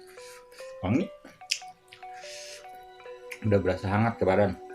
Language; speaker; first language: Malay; non-native, local second language; Sundanese